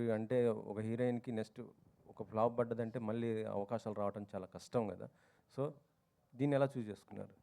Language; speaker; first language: Telugu; native; Telugu